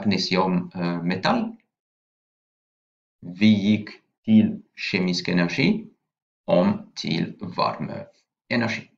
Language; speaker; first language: Norwegian; non-native, fluent; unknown